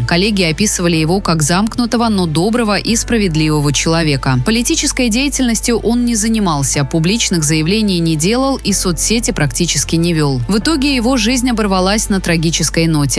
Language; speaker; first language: Russian; native; Russian